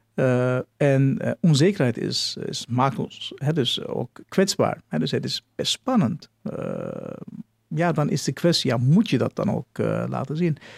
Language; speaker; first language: Dutch; non-native, fluent; Turkish